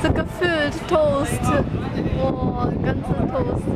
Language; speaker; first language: German; non-native, fluent; Chinese